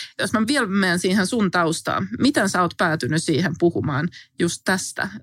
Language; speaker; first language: Finnish; native; Finnish